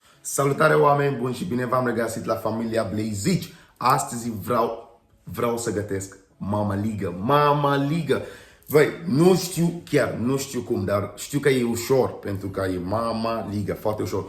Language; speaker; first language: Romanian; non-native, learner; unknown